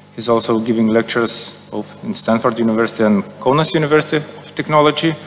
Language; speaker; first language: English; non-native, fluent; Lithuanian